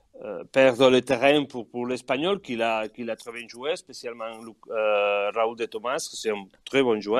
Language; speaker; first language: French; non-native, learner; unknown